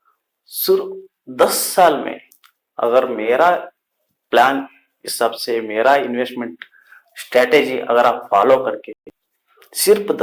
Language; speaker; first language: Hindi; non-native, local second language; Kannada